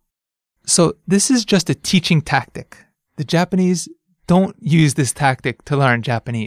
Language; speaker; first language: English; native; English